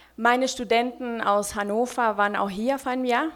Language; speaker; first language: German; non-native, fluent; Spanish